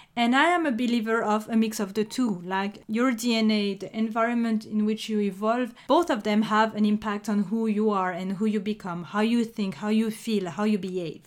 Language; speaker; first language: English; non-native, fluent; French